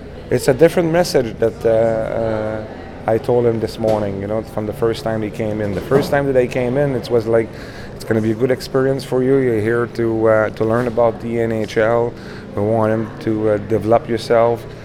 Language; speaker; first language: English; non-native, fluent; French